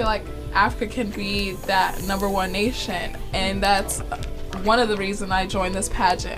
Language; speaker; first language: English; native; English